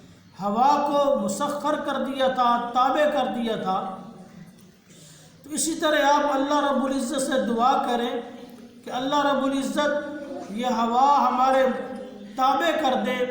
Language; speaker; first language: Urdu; non-native, local second language; Punjabi